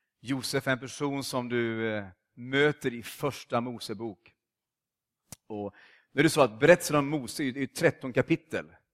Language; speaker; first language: Swedish; native; Swedish